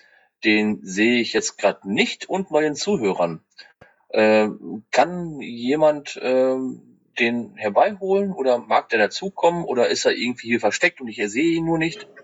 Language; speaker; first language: German; native; German